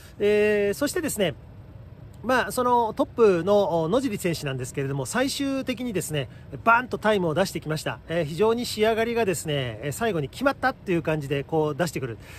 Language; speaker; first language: Japanese; native; Japanese